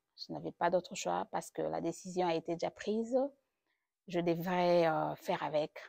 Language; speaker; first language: French; non-native, local second language; Lingala